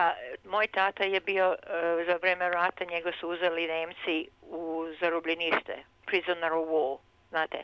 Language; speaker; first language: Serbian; early bilingual, heritage; Serbian